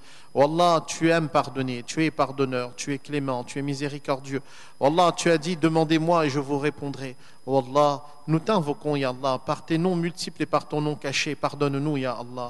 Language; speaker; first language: French; native; French